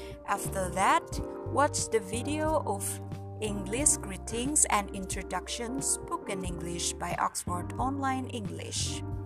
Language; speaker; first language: English; non-native, fluent; Indonesian